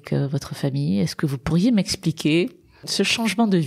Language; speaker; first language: French; native; French